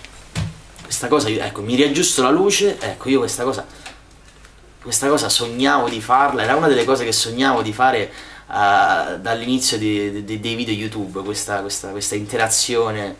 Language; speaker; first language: Italian; native; Italian